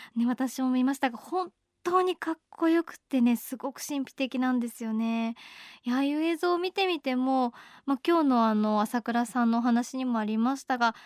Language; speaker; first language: Japanese; native; Japanese